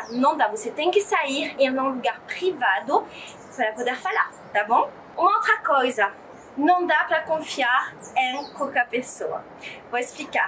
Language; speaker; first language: Portuguese; non-native, fluent; French